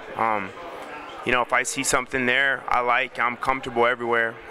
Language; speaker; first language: English; native; English